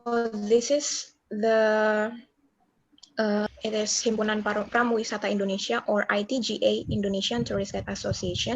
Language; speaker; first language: English; non-native, learner; Indonesian